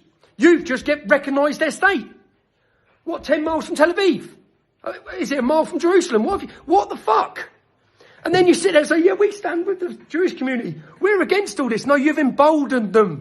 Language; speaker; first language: English; native; English